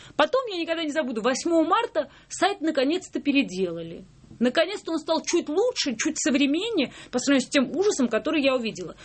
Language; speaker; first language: Russian; non-native, local second language; Georgian